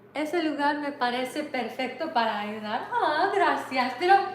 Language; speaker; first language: Spanish; non-native, fluent; English